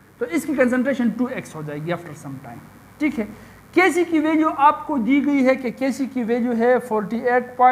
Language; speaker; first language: Urdu; non-native, local second language; Pashto